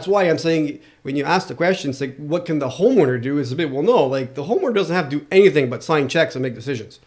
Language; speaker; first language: English; non-native, local second language; French